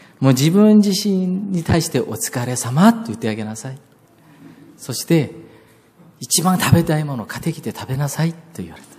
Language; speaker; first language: Japanese; non-native, fluent; Korean